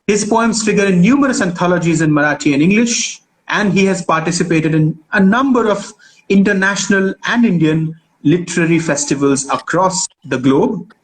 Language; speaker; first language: English; non-native, local second language; Marathi